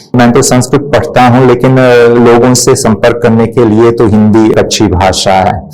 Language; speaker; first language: Hindi; non-native, fluent; Hungarian